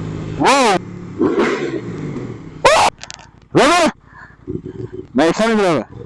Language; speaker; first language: Dutch; native; Dutch